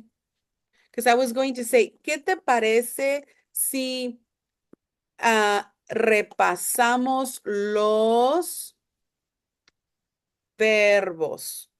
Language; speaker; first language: Spanish; non-native, fluent; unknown